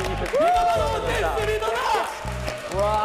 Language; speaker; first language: Korean; native; Korean